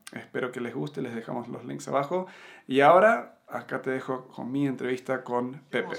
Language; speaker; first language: Spanish; early bilingual, other home language; English